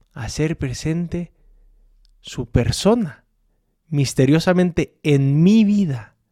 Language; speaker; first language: Spanish; native; Spanish